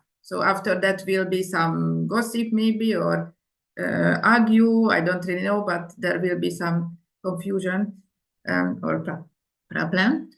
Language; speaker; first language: English; non-native, fluent; Indonesian